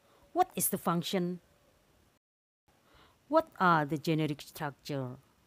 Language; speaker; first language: English; non-native, fluent; Indonesian